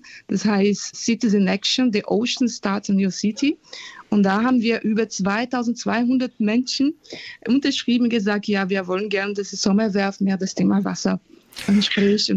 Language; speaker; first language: German; non-native, fluent; Portuguese